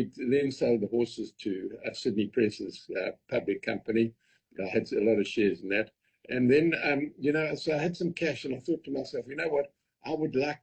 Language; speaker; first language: English; native; English